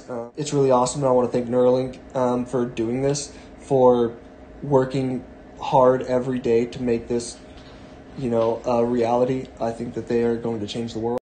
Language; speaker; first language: English; native; English